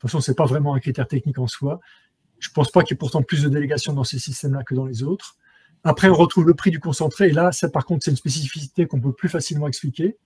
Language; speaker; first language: French; native; French